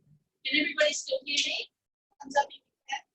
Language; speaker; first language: English; native; English